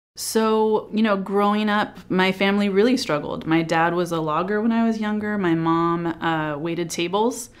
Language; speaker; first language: English; native; English